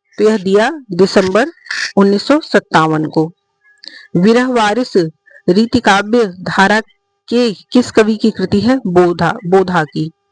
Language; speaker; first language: Hindi; native; Hindi